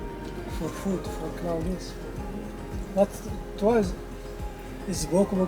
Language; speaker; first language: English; non-native, learner; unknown